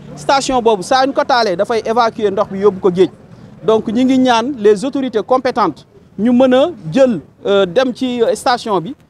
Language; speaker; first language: Wolof; native; Wolof